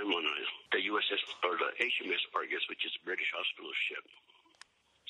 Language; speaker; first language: English; early bilingual, other home language; Spanish